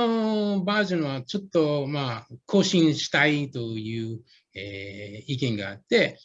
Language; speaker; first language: Japanese; non-native, fluent; English